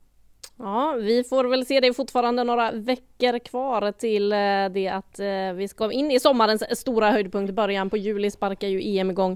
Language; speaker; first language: Swedish; native; Swedish